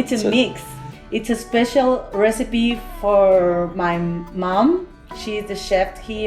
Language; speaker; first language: English; non-native, learner; Spanish